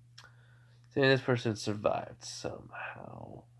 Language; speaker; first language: English; native; English